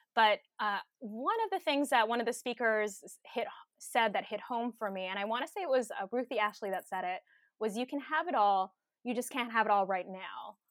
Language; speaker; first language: English; early bilingual, other home language; Filipino